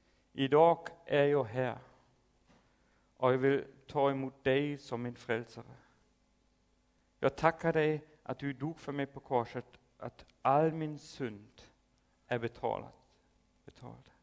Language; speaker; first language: Swedish; non-native, fluent; German